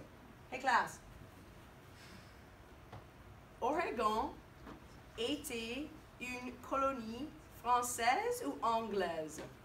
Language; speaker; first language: French; non-native, fluent; English